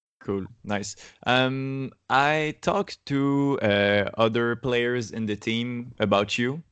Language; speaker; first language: English; non-native, learner; French